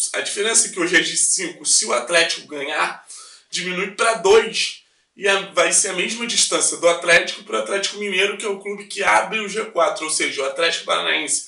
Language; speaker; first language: Portuguese; native; Portuguese